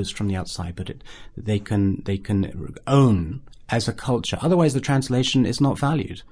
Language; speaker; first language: English; native; English